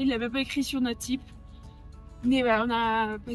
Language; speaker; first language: French; native; French